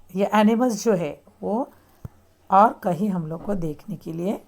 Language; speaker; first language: Hindi; non-native, local second language; Marathi